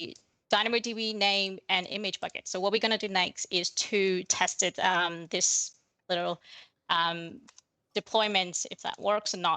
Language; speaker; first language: English; non-native, fluent; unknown